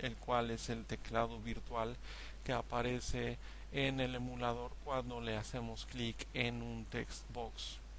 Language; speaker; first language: Spanish; native; Spanish